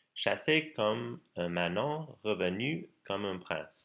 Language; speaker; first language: French; non-native, learner; English